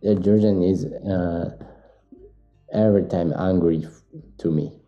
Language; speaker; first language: English; non-native, learner; Japanese